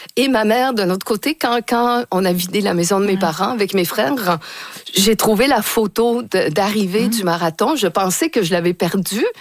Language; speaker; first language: French; native; French